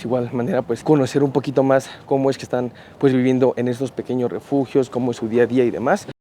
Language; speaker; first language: Spanish; native; Spanish